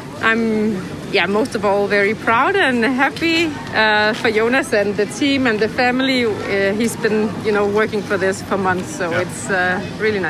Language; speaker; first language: English; non-native, fluent; Danish